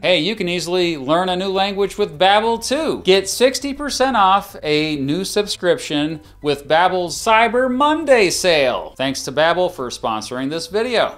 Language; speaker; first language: English; native; English